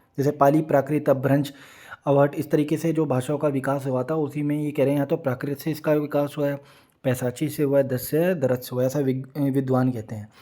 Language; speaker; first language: Hindi; native; Hindi